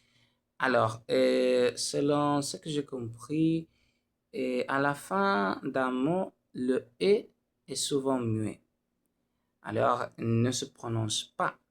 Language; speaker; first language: French; non-native, learner; Spanish